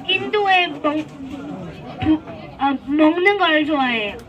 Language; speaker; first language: Korean; early bilingual, other home language; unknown